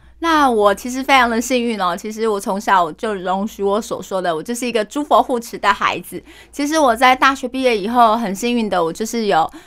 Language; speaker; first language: Chinese; native; Chinese